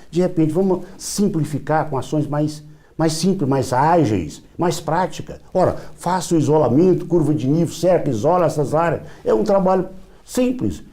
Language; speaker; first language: Portuguese; native; Portuguese